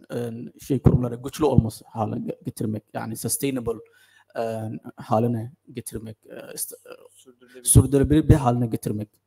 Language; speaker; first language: Turkish; non-native, fluent; Somali